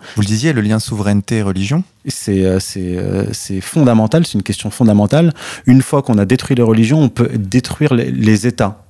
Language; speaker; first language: French; early bilingual, other home language; Arabic